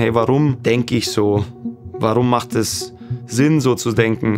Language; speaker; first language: German; native; German